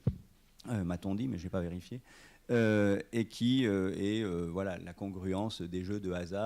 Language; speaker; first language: French; native; French